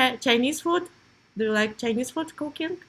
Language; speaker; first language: English; non-native, learner; Russian